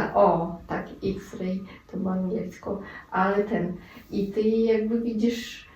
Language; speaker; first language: Polish; non-native, fluent; Russian